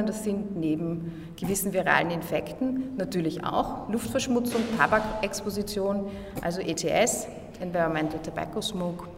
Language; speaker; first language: German; native; German